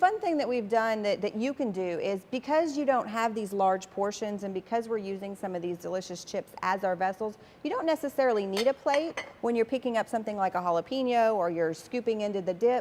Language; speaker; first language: English; native; English